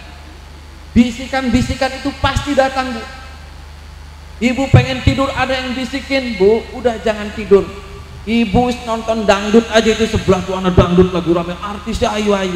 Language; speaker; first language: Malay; non-native, local second language; Javanese